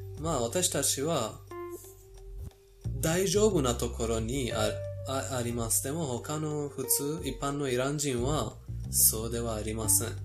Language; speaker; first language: Japanese; non-native, fluent; Persian